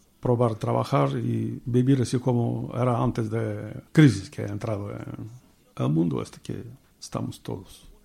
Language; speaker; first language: Spanish; non-native, learner; Bulgarian